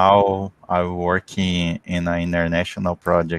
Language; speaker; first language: English; non-native, learner; Portuguese